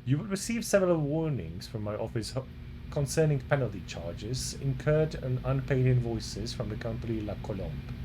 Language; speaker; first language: English; non-native, fluent; Slovak